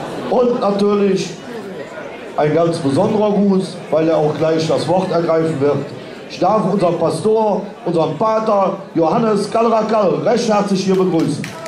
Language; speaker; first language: German; native; German